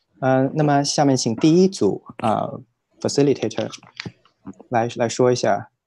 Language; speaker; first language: Chinese; native; Chinese